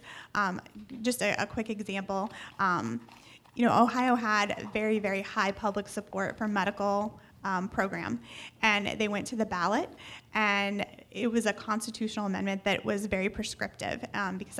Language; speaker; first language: English; native; English